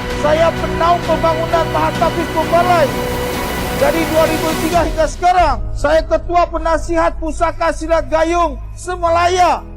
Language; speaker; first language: Malay; non-native, local second language; Chinese